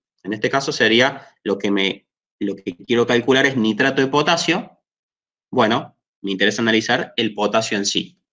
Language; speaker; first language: Spanish; native; Spanish